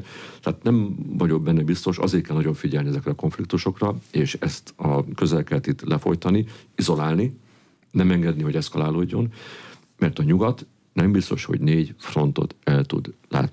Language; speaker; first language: Hungarian; native; Hungarian